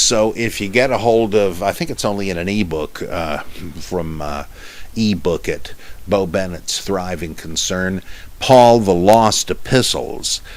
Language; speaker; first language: English; native; English